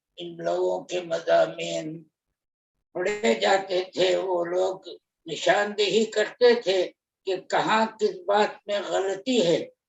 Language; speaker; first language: Urdu; native; Urdu